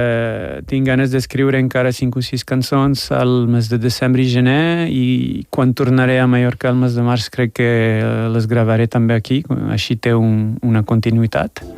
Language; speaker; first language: Catalan; non-native, fluent; French